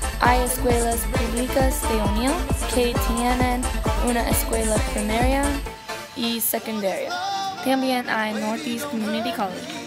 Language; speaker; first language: Spanish; non-native, learner; English